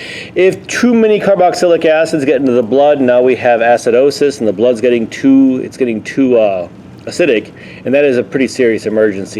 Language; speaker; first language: English; native; English